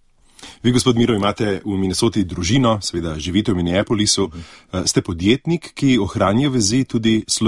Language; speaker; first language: Slovenian; native; Slovenian